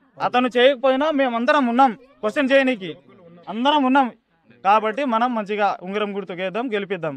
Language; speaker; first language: Telugu; non-native, local second language; Lambadi